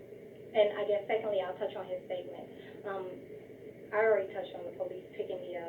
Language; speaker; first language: English; native; English